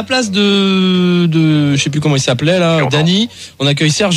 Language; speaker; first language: French; native; French